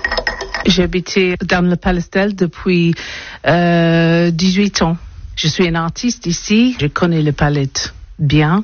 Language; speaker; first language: French; non-native, learner; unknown